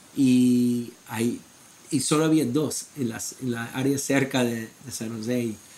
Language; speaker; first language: Spanish; non-native, fluent; English